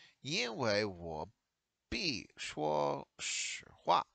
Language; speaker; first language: Chinese; non-native, learner; English